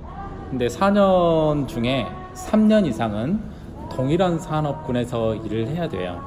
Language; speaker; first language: Korean; native; Korean